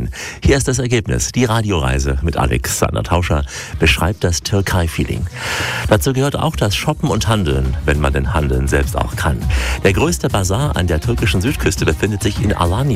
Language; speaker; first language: German; native; German